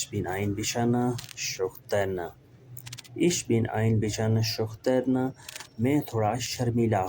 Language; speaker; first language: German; non-native, fluent; Urdu